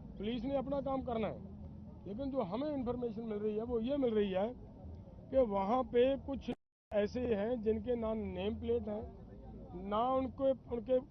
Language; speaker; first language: Hindi; non-native, local second language; Punjabi